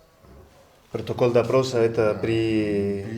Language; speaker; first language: Russian; non-native, learner; Spanish